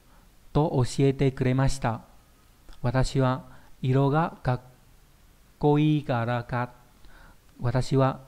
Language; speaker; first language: Japanese; non-native, fluent; Vietnamese